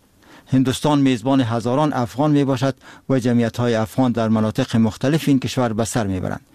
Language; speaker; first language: Persian; native; Persian